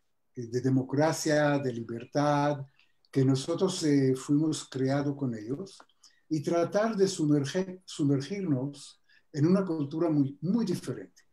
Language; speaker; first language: Spanish; non-native, fluent; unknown